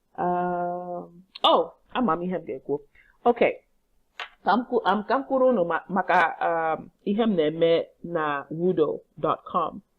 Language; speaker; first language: Igbo; non-native, learner; English